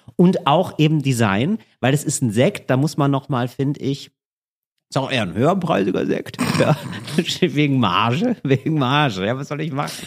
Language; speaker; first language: German; native; German